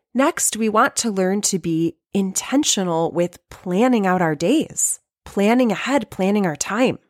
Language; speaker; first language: English; native; English